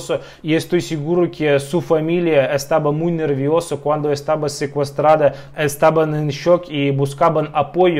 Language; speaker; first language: Spanish; non-native, fluent; Russian